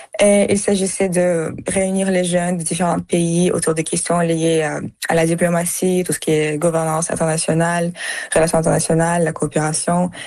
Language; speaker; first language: French; early bilingual, other home language; Russian